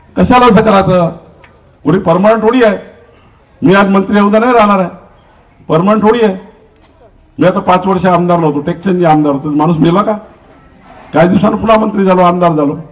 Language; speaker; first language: Marathi; native; Marathi